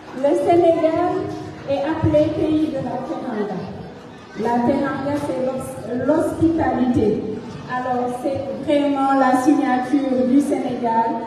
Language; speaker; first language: French; non-native, local second language; Fula